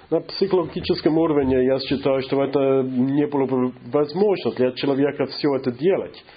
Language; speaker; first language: Russian; non-native, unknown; English